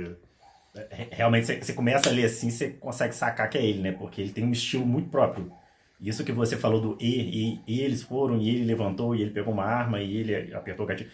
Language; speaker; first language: Portuguese; native; Portuguese